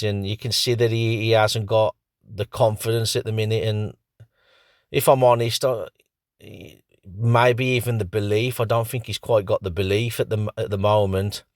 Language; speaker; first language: English; native; English